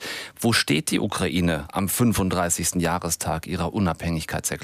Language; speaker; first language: German; native; German